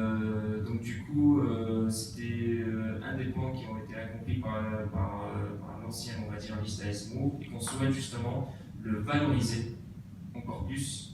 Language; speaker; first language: French; native; French